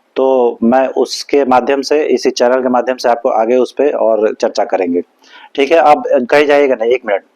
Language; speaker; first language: Hindi; native; Hindi